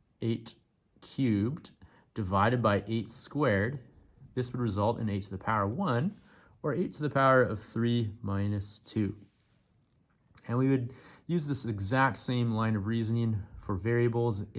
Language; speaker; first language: English; native; English